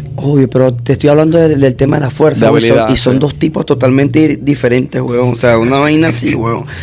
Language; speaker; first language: Spanish; native; Spanish